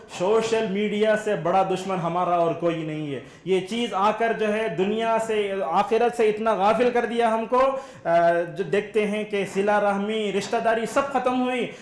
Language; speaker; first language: Urdu; native; Urdu